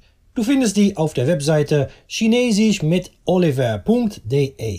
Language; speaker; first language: German; non-native, fluent; Dutch